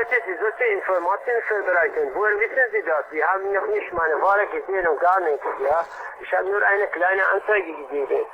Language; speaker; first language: German; non-native, learner; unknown